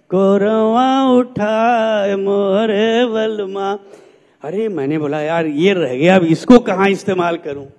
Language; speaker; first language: Hindi; native; Hindi